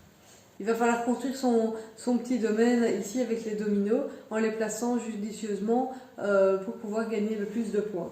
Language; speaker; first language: French; native; French